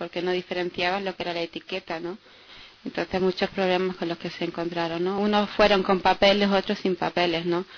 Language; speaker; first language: Spanish; early bilingual, heritage; Spanish